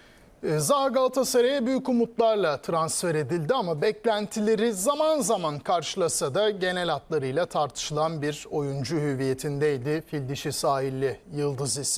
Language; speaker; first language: Turkish; native; Turkish